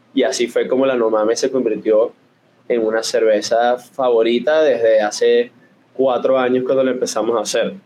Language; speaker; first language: Spanish; native; Spanish